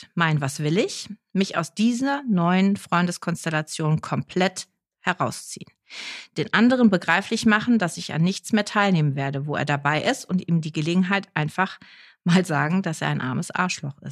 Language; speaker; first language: German; native; German